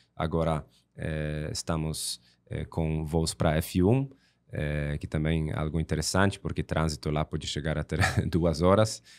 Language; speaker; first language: Portuguese; non-native, fluent; Polish